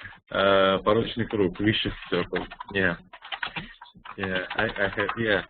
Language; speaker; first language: English; non-native, fluent; Russian